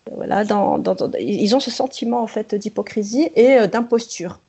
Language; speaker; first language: French; native; French